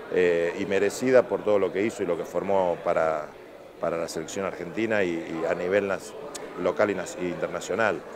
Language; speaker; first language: Spanish; native; Spanish